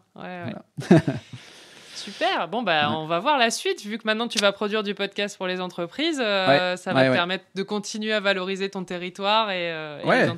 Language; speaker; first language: French; native; French